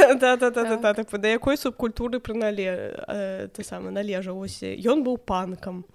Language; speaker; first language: Belarusian; non-native, local second language; Russian